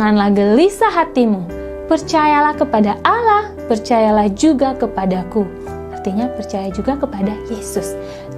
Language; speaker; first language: Indonesian; native; Indonesian